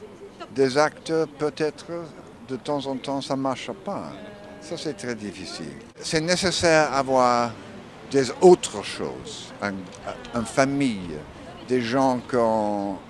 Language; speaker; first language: French; non-native, learner; English